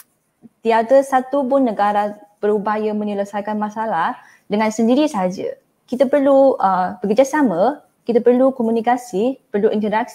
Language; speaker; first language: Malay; non-native, fluent; Chinese